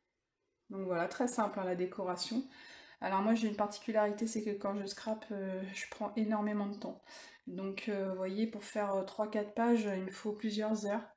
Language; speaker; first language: French; native; French